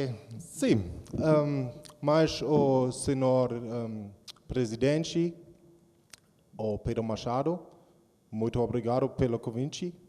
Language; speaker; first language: Portuguese; non-native, learner; German